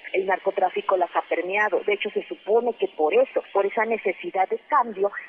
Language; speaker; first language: Spanish; native; Spanish